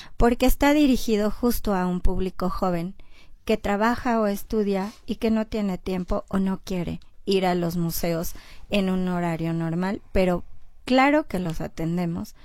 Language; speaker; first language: Spanish; native; Spanish